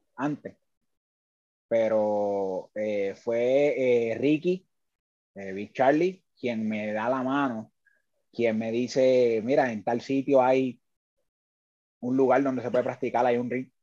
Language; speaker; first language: Spanish; native; Spanish